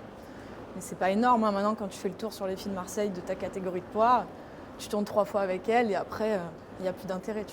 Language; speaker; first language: French; native; French